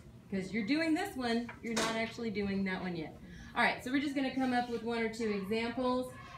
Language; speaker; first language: English; native; English